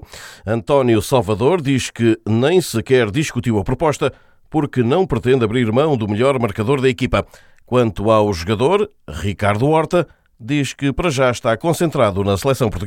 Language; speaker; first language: Portuguese; native; Portuguese